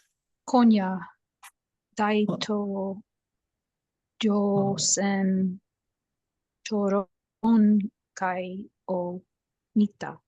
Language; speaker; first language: Japanese; non-native, learner; English